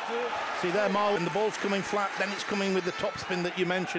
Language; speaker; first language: English; native; English